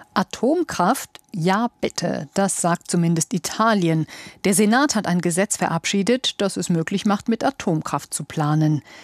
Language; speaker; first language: German; native; German